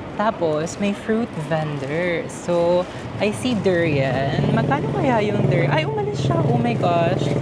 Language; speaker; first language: Filipino; native; Filipino